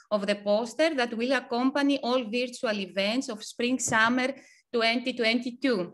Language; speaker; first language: English; non-native, fluent; Ukrainian